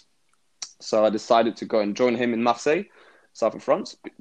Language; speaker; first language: English; native; English